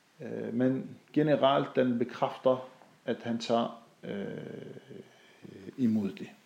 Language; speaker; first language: Danish; non-native, fluent; Arabic